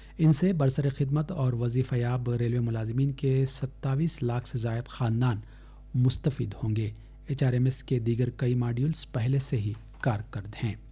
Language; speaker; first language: Urdu; native; Urdu